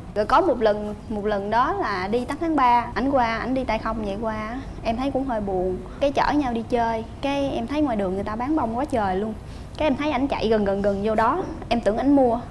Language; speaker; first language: Vietnamese; native; Vietnamese